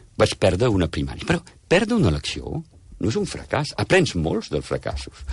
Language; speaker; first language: Catalan; early bilingual, heritage; Catalan